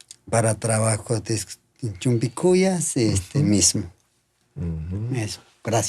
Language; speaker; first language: Spanish; non-native, local second language; Quechua